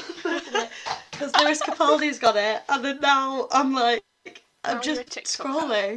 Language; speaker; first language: English; native; English